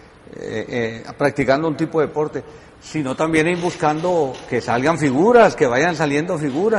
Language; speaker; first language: Spanish; native; Spanish